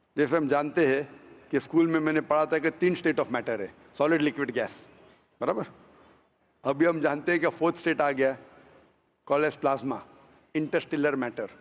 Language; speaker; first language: Hindi; non-native, local second language; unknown